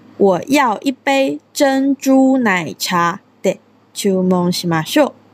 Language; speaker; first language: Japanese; non-native, fluent; Chinese